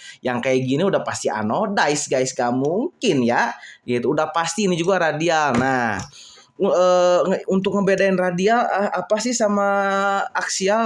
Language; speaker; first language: Indonesian; native; Indonesian